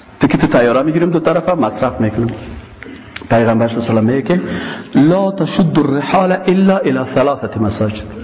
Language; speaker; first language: Persian; native; Persian